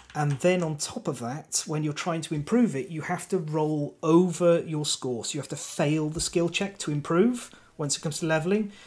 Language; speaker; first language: English; non-native, local second language; Welsh